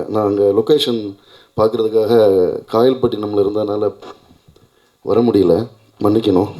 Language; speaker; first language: Tamil; native; Tamil